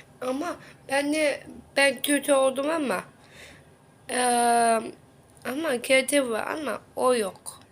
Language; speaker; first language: Turkish; non-native, learner; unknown